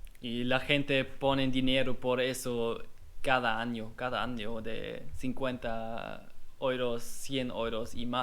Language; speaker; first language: Spanish; non-native, learner; German